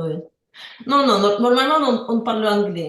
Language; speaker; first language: French; non-native, learner; Ukrainian